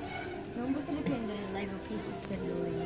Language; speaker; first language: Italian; early bilingual, heritage; English